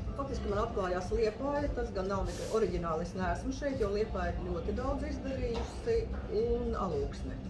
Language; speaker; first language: Latvian; native; Latvian